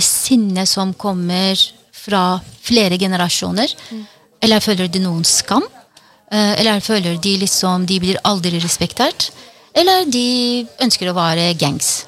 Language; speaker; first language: Norwegian; non-native, fluent; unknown